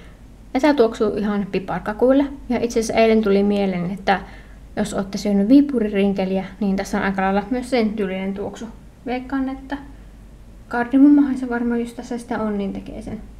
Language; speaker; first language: Finnish; native; Finnish